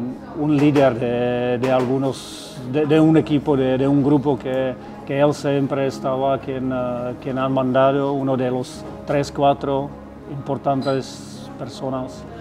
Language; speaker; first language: Spanish; non-native, fluent; Czech